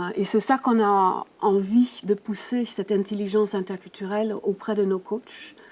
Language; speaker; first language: French; native; French